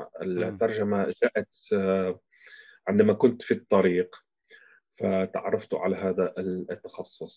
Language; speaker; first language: Arabic; non-native, fluent; German